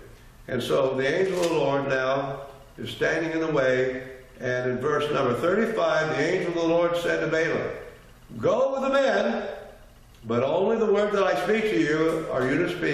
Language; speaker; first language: English; native; English